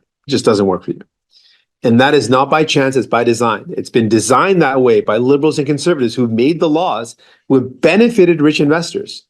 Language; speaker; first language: English; native; English